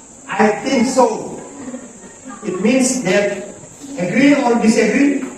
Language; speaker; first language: English; non-native, learner; Indonesian